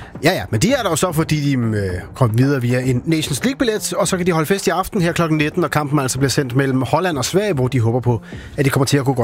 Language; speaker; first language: Danish; native; Danish